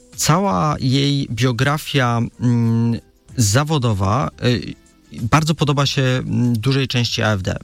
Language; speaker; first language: Polish; native; Polish